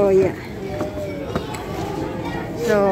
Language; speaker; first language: Dutch; early bilingual, other home language; Filipino